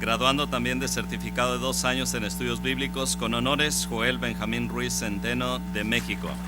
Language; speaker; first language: Spanish; native; Spanish